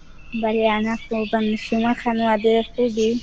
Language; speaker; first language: Persian; non-native, learner; Urdu